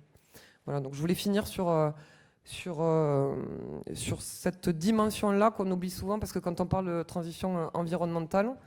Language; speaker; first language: French; native; French